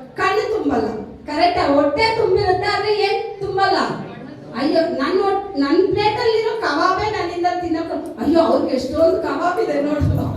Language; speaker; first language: Kannada; non-native, local second language; Tamil